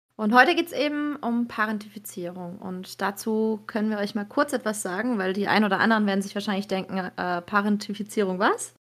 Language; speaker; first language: German; early bilingual, other home language; Persian